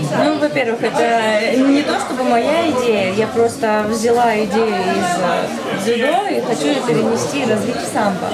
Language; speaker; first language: Russian; native; Russian